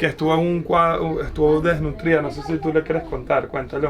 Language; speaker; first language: Spanish; native; Spanish